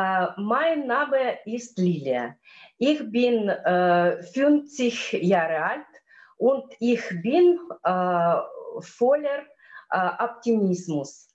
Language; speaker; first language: German; non-native, learner; Russian